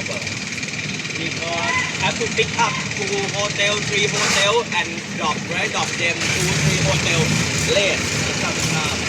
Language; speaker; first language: English; non-native, learner; Thai